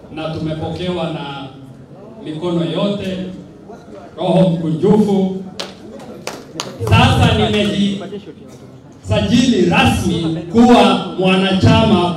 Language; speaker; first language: Swahili; native; Swahili